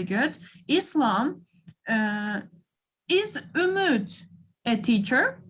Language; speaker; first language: English; non-native, fluent; Kyrgyz